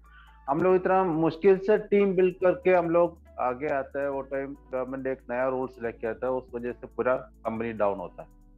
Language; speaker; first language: Hindi; non-native, local second language; Malayalam